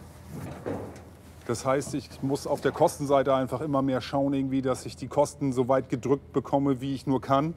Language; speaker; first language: German; native; German